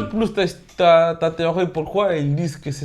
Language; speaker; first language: French; non-native, fluent; Spanish